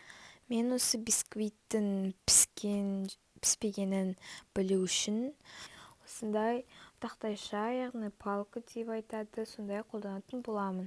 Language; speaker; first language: Kazakh; native; Kazakh